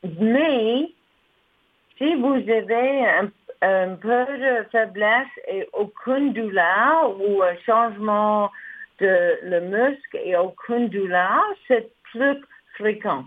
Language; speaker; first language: French; non-native, learner; English